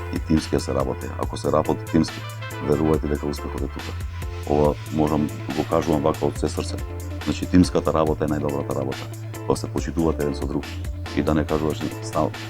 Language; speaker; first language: Macedonian; non-native, local second language; Albanian